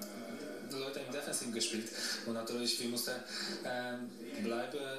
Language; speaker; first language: German; non-native, fluent; Polish